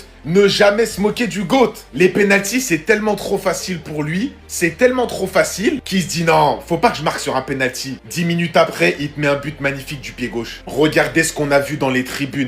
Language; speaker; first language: French; native; French